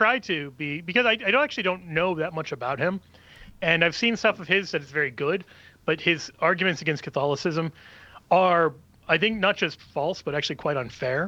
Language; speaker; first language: English; native; English